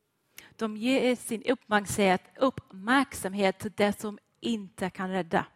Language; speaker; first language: Swedish; non-native, fluent; English